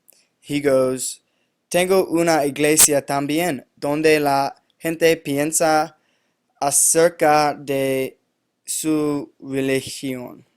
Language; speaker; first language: Spanish; non-native, learner; English